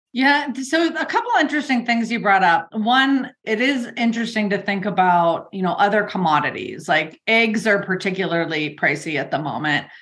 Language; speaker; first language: English; native; English